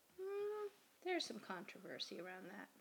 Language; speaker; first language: English; native; English